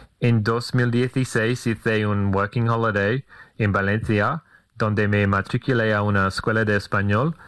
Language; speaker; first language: Spanish; non-native, fluent; English